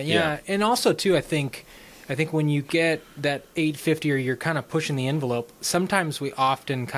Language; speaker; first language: English; native; English